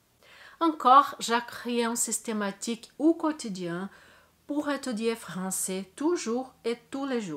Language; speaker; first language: French; non-native, learner; Portuguese